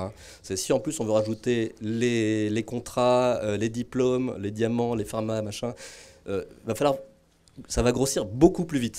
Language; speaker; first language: French; native; French